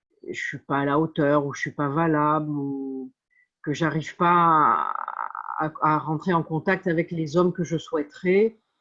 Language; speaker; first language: French; native; French